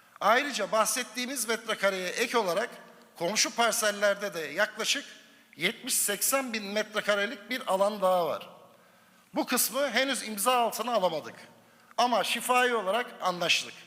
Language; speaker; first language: Turkish; native; Turkish